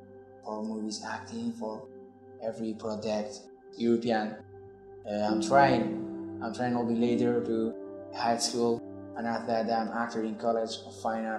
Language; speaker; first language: English; non-native, learner; Central Kurdish